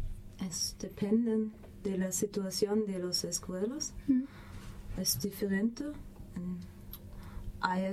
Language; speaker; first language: Spanish; non-native, learner; German